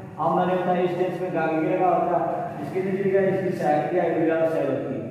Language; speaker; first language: Hindi; native; Hindi